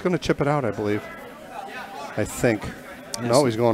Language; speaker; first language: English; native; English